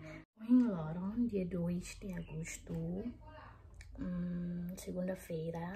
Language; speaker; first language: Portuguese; non-native, local second language; Tetum